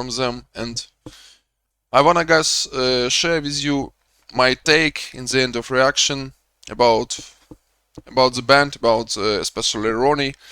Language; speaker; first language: English; non-native, learner; Russian